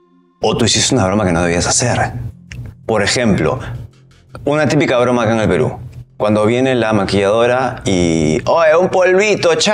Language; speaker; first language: Spanish; native; Spanish